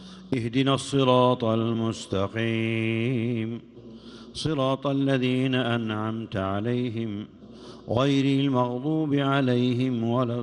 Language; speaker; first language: Arabic; native; Arabic